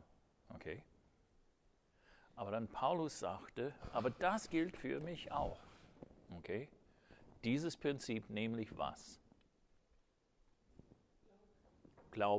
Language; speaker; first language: German; non-native, fluent; English